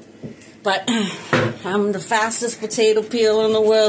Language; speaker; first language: English; native; English